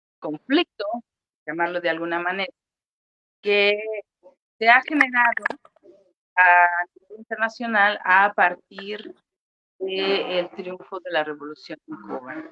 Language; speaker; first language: Spanish; native; Spanish